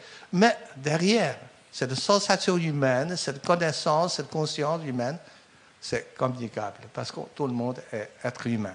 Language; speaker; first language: French; non-native, fluent; Chinese